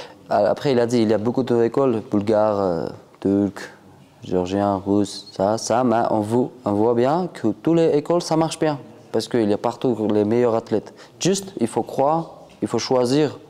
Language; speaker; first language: French; non-native, learner; Georgian